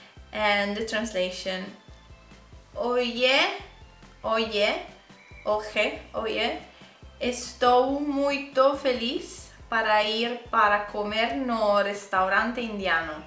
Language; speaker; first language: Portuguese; non-native, learner; Italian